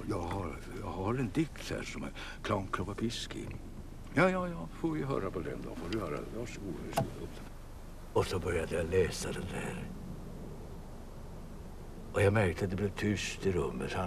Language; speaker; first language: Swedish; native; Swedish